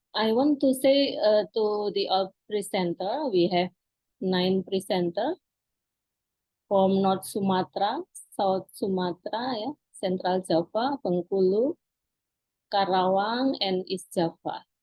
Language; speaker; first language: English; non-native, fluent; Indonesian